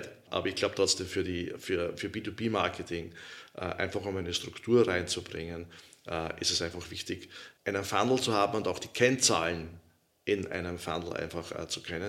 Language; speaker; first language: German; native; German